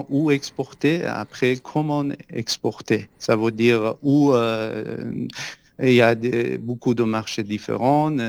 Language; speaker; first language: French; non-native, fluent; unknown